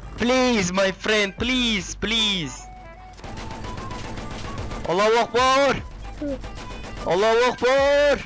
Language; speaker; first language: English; non-native, learner; Turkish